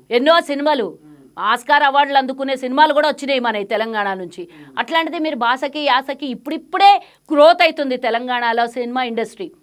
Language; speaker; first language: Telugu; native; Telugu